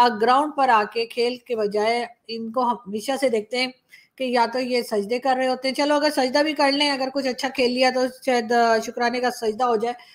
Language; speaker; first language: Hindi; native; Hindi